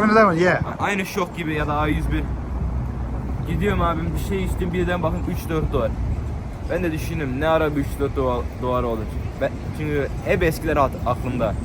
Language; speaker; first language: Turkish; early bilingual, heritage; Turkish